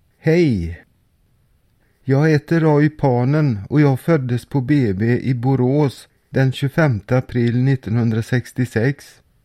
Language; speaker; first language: Swedish; native; Swedish